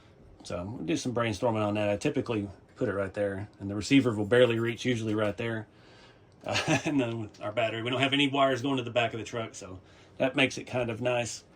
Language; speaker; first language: English; native; English